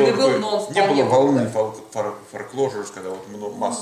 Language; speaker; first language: Russian; native; Russian